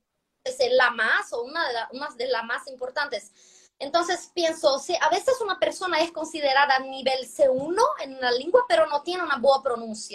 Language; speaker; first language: Spanish; non-native, fluent; Portuguese